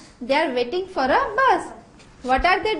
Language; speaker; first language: English; non-native, fluent; Gujarati